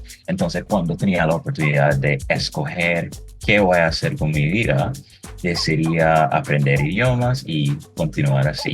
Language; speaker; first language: Spanish; non-native, fluent; English